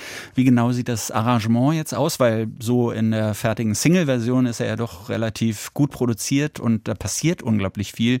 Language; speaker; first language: German; native; German